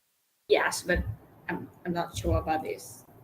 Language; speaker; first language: English; non-native, learner; Thai